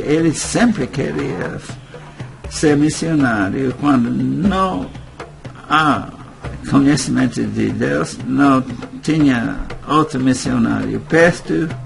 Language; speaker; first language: Portuguese; non-native, fluent; English